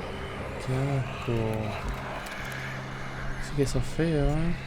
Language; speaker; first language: Spanish; native; Spanish